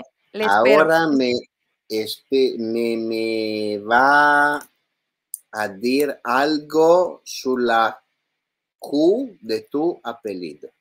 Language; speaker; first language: Spanish; non-native, learner; Italian